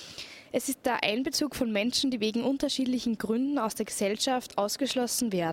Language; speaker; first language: German; native; German